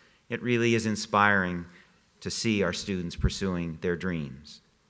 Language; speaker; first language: English; native; English